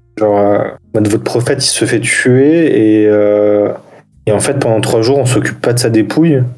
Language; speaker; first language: French; native; French